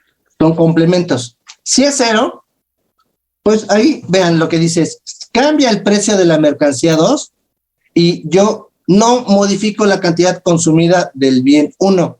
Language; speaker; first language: Spanish; native; Spanish